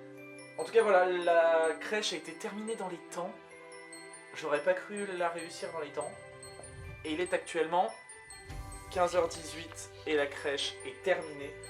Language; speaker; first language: French; native; French